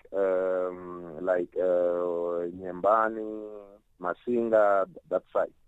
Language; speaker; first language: English; non-native, local second language; Tsonga